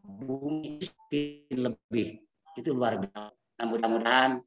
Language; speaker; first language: Indonesian; native; Indonesian